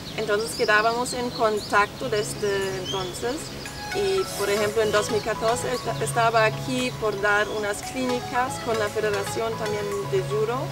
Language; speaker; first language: Spanish; non-native, fluent; German